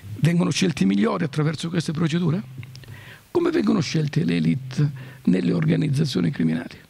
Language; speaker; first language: Italian; native; Italian